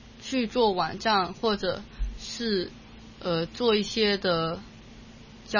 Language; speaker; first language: Chinese; non-native, local second language; Cantonese